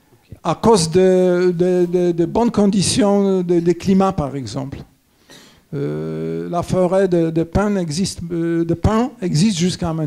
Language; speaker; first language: French; non-native, fluent; Polish